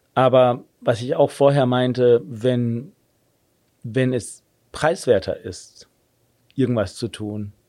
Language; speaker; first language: German; non-native, fluent; Danish